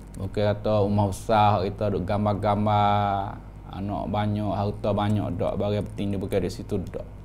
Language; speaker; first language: Malay; native; Malay